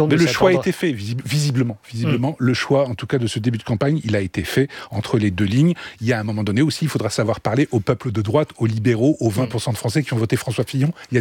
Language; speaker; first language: French; native; French